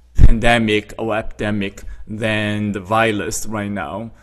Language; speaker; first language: English; non-native, fluent; Chinese